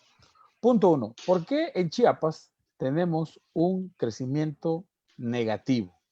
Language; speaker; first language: Spanish; native; Spanish